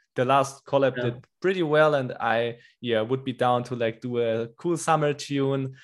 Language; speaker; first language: English; non-native, fluent; German